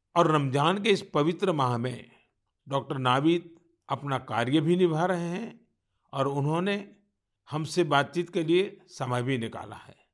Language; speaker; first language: Hindi; non-native, local second language; Gujarati